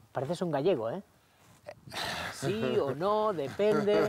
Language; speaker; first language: Spanish; native; Spanish